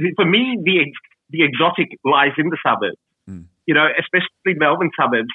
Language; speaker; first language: English; early bilingual, other home language; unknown